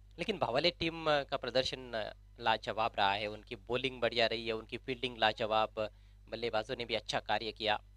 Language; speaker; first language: Hindi; non-native, local second language; Marathi